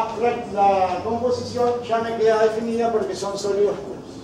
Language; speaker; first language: Spanish; native; Spanish